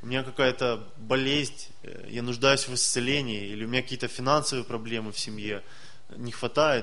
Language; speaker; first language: Russian; native; Russian